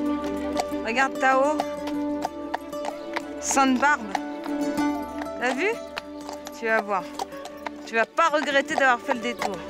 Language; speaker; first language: French; native; French